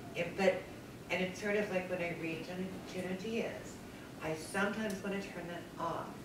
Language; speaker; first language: English; native; English